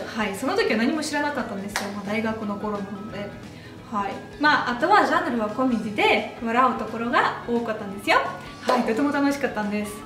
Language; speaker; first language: Japanese; non-native, fluent; Russian